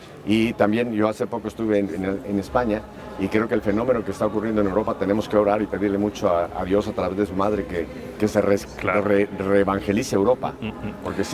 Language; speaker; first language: Spanish; native; Spanish